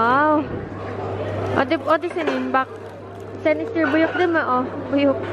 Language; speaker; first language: Turkish; non-native, learner; Filipino